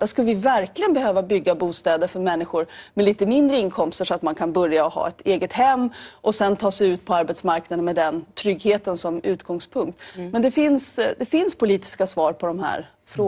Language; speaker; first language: Swedish; native; Swedish